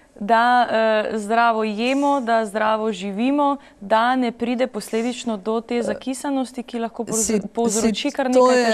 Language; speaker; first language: Slovenian; native; Slovenian